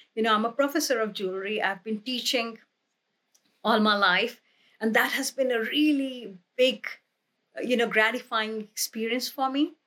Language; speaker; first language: English; non-native, local second language; Hindi